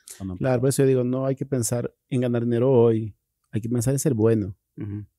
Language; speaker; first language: Spanish; native; Spanish